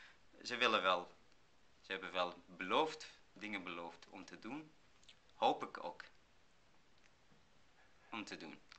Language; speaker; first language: Dutch; non-native, learner; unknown